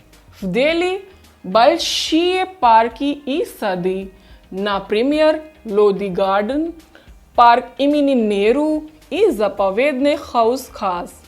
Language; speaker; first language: Russian; non-native, fluent; Hindi